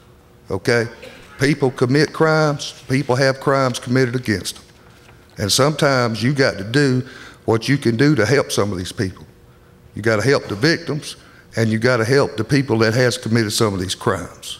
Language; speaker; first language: English; native; English